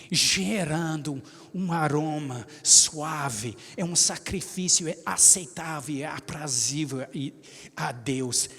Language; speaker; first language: Portuguese; non-native, fluent; English